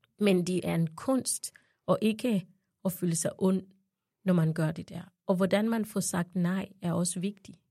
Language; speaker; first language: Danish; non-native, fluent; Ganda